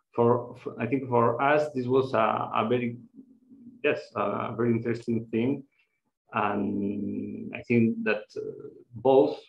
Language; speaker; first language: English; non-native, fluent; Spanish